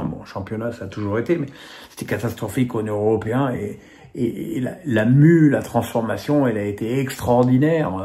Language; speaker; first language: French; native; French